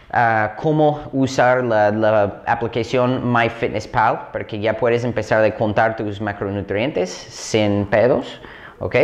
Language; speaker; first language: Spanish; non-native, fluent; English